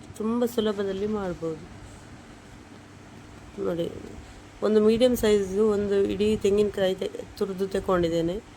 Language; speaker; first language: Kannada; non-native, local second language; Tulu